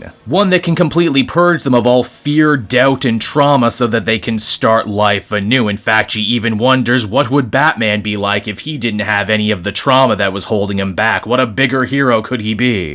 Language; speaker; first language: English; native; English